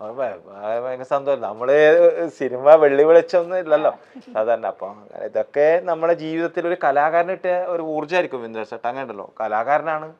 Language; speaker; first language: Malayalam; native; Malayalam